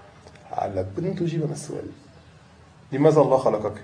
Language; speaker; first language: Arabic; non-native, fluent; French